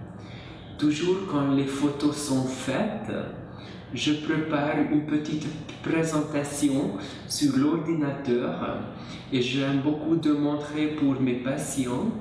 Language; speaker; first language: French; non-native, fluent; Hungarian